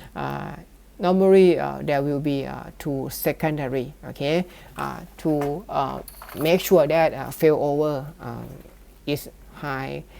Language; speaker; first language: English; non-native, learner; Thai